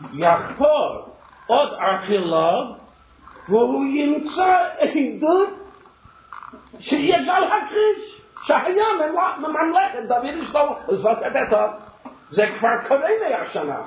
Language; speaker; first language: Hebrew; non-native, fluent; English